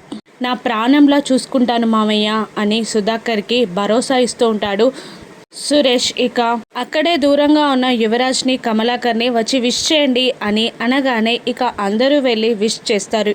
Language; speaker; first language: Telugu; native; Telugu